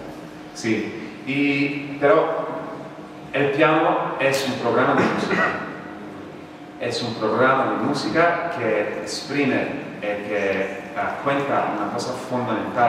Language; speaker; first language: Spanish; non-native, fluent; English